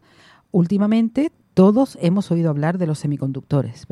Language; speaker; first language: Spanish; native; Spanish